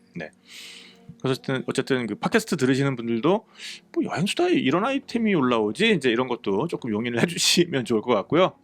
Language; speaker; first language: Korean; native; Korean